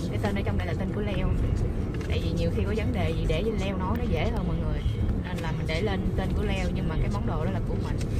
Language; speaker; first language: Vietnamese; native; Vietnamese